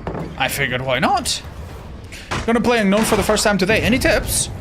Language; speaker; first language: English; native; English